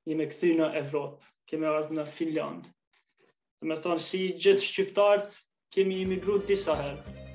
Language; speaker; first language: Albanian; early bilingual, other home language; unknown